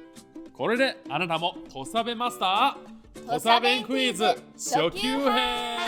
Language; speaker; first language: Japanese; non-native, fluent; Chinese